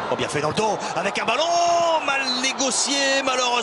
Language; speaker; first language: French; native; French